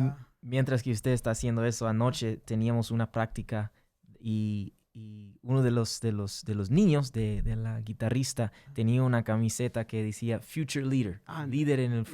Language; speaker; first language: Spanish; early bilingual, heritage; English